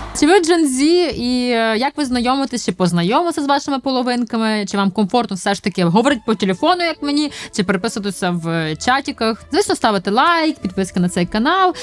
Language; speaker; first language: Ukrainian; native; Ukrainian